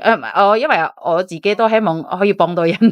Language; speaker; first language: Cantonese; non-native, fluent; Indonesian